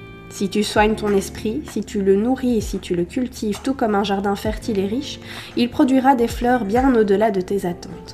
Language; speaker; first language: French; native; French